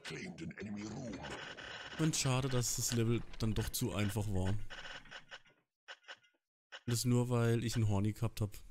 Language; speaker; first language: German; native; German